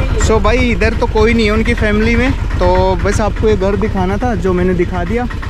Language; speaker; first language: Hindi; native; Hindi